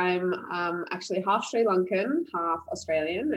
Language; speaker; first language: English; native; English